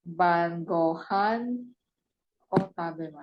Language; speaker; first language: Japanese; non-native, learner; Indonesian